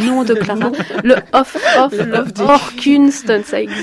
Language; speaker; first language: French; native; French